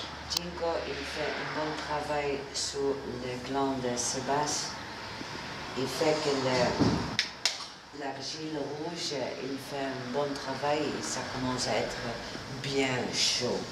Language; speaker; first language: French; non-native, learner; Italian